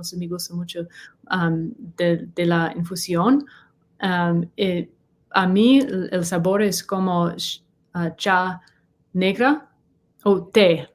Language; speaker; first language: Spanish; non-native, learner; English